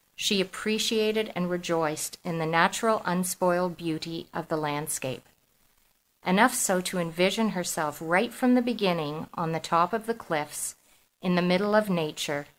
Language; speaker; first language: English; native; English